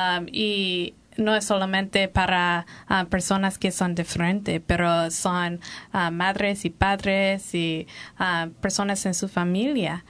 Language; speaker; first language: Spanish; non-native, learner; English